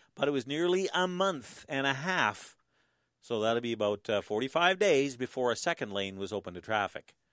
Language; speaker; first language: English; native; English